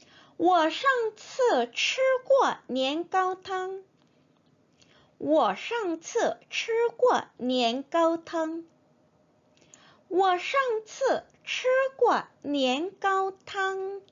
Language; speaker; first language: Chinese; non-native, fluent; Korean